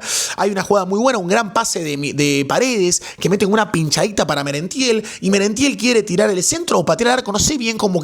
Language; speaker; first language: Spanish; native; Spanish